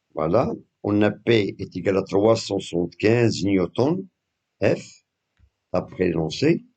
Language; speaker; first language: French; non-native, local second language; Arabic